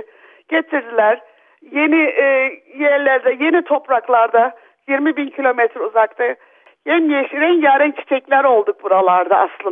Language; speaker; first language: Turkish; early bilingual, other home language; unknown